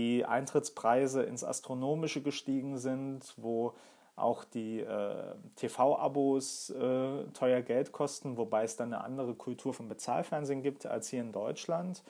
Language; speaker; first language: German; native; German